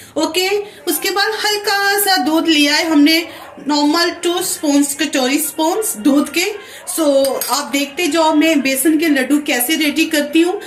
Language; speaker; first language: Hindi; non-native, local second language; Punjabi